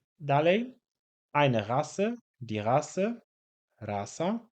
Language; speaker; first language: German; non-native, fluent; Polish